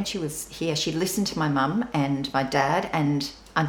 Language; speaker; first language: English; non-native, local second language; Venetian